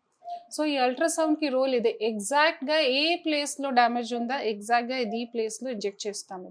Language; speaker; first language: Telugu; non-native, fluent; Hindi